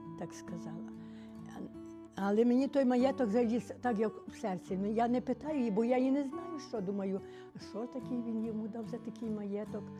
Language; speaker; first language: Ukrainian; native; Ukrainian